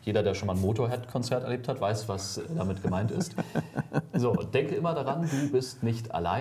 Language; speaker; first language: German; native; German